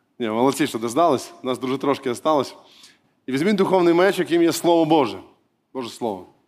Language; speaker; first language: Ukrainian; non-native, local second language; Russian